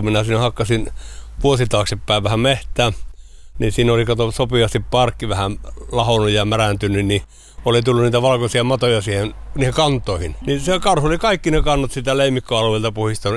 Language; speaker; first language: Finnish; native; Finnish